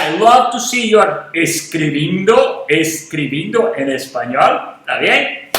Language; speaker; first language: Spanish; non-native, fluent; English